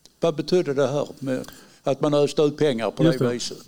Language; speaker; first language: Swedish; non-native, fluent; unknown